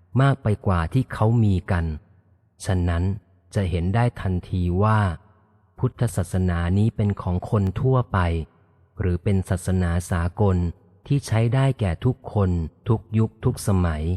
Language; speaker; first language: Thai; native; Thai